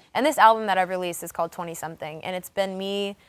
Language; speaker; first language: English; native; English